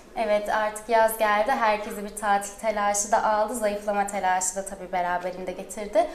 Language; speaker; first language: Turkish; early bilingual, heritage; Turkish